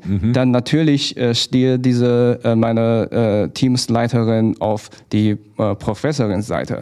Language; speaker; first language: German; non-native, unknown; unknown